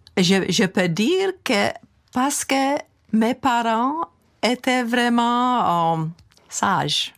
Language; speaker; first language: French; non-native, fluent; Czech